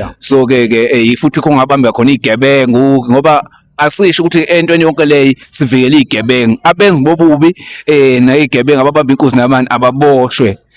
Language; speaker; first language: Zulu; native; Zulu